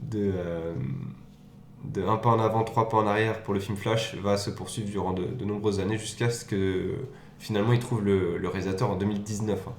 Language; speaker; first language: French; native; French